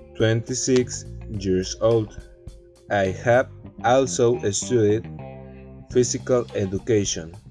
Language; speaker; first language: English; non-native, learner; Spanish